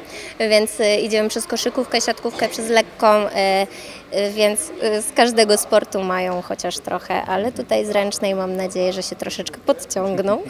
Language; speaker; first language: Polish; native; Polish